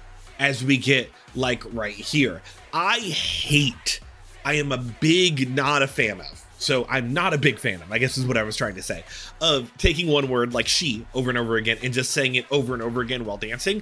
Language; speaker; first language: English; native; English